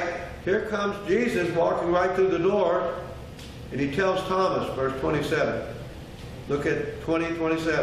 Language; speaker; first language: English; native; English